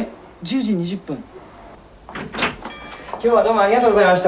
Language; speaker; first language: Japanese; native; Japanese